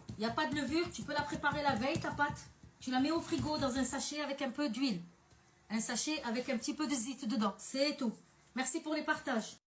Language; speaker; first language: French; early bilingual, other home language; Arabic